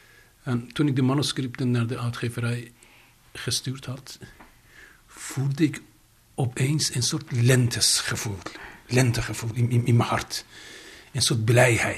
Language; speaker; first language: Dutch; non-native, fluent; Persian